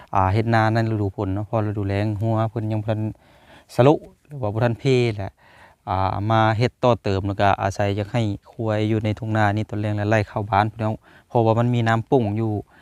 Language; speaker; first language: Thai; native; Thai